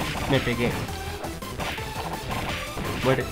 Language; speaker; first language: Spanish; native; Spanish